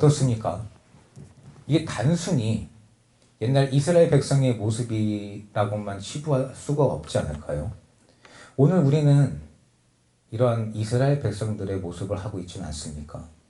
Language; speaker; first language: Korean; native; Korean